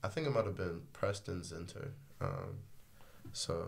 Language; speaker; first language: English; native; English